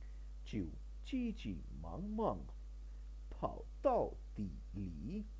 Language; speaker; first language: Chinese; non-native, learner; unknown